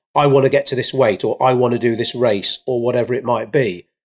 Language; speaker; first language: English; early bilingual, other home language; Hindi